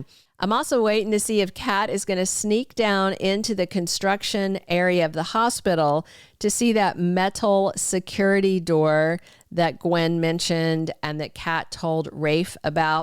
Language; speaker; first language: English; native; English